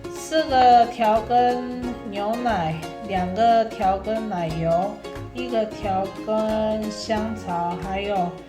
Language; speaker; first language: Chinese; early bilingual, heritage; Chinese